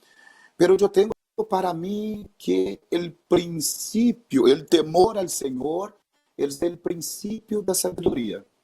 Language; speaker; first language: Spanish; non-native, fluent; Portuguese